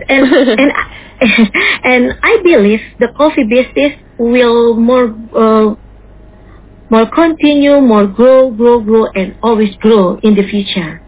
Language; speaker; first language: English; non-native, learner; Indonesian